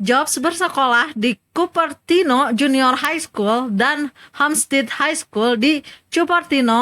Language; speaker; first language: Indonesian; native; Indonesian